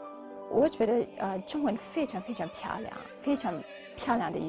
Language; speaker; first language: Chinese; non-native, learner; English